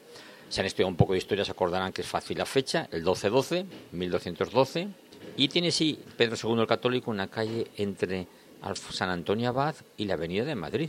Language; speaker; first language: Spanish; native; Spanish